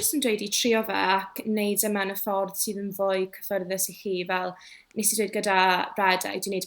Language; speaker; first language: Welsh; non-native, local second language; English